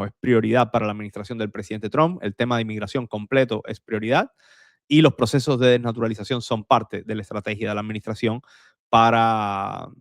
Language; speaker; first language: Spanish; native; Spanish